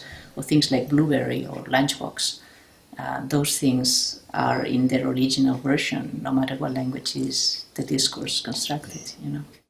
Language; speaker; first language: English; non-native, fluent; Catalan